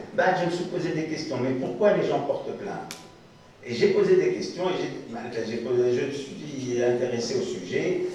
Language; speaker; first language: French; non-native, local second language; Arabic